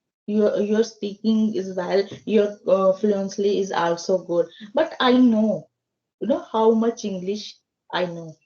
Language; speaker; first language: English; non-native, learner; Hindi